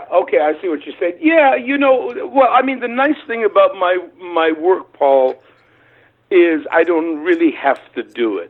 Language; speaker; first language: English; early bilingual, other home language; German